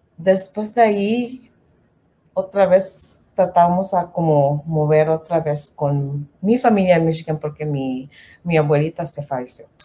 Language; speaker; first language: Spanish; non-native, learner; English